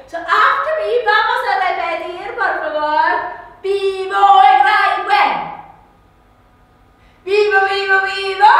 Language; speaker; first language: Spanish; non-native, learner; English